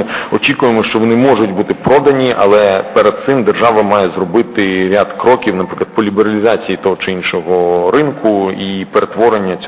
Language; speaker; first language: Ukrainian; native; Ukrainian